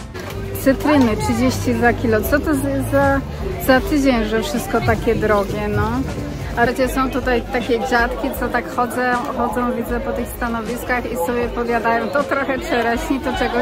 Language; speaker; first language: Polish; native; Polish